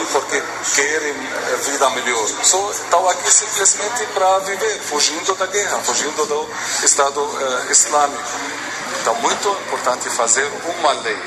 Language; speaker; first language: Portuguese; non-native, fluent; Arabic